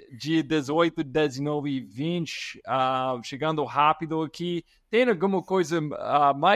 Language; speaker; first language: Portuguese; non-native, fluent; English